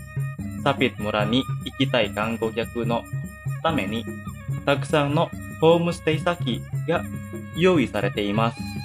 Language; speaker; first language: Japanese; non-native, fluent; Indonesian